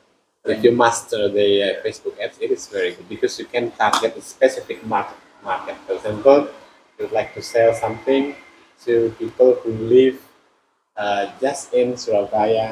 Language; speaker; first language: English; non-native, local second language; Indonesian